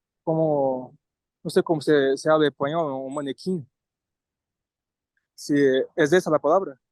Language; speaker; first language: Spanish; non-native, learner; Portuguese